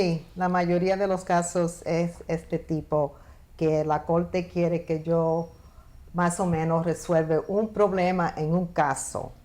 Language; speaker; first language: Spanish; early bilingual, heritage; Spanish